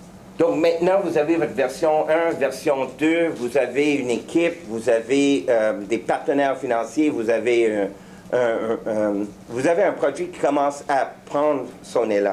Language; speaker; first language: French; native; French